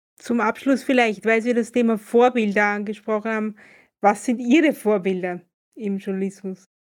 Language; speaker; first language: German; native; German